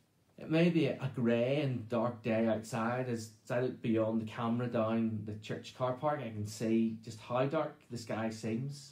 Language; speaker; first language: English; native; English